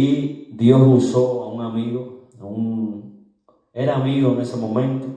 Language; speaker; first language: Spanish; native; Spanish